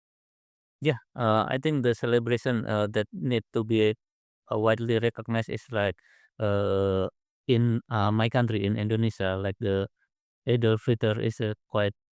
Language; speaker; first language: English; non-native, learner; Indonesian